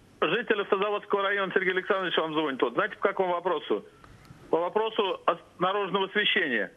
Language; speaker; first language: Russian; native; Russian